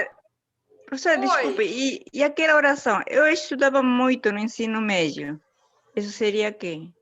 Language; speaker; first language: Portuguese; non-native, learner; Spanish